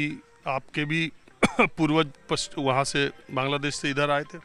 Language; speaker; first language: Hindi; native; Hindi